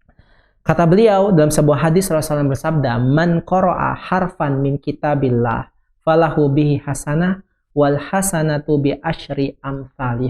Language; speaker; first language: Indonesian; native; Indonesian